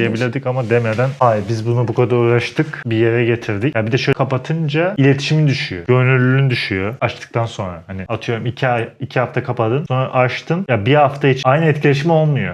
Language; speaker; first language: Turkish; native; Turkish